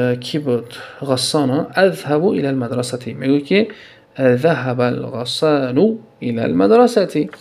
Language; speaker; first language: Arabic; non-native, fluent; Tajik